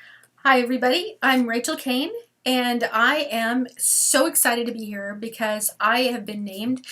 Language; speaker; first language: English; native; English